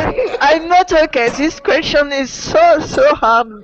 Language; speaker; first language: English; non-native, learner; French